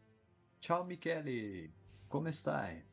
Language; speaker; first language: Italian; non-native, fluent; Portuguese